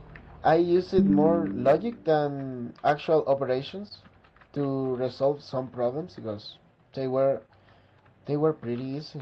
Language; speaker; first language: English; non-native, learner; Spanish